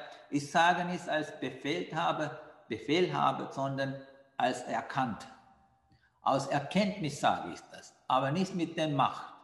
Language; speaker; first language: German; non-native, fluent; Sinhala